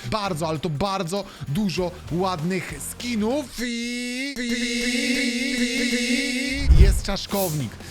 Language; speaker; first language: Polish; native; Polish